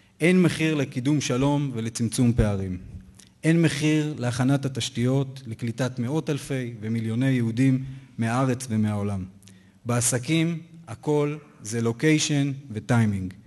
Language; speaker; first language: Hebrew; native; Hebrew